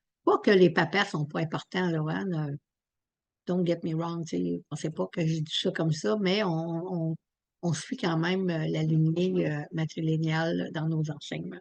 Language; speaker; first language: French; native; French